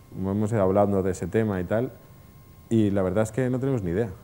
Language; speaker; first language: Spanish; native; Spanish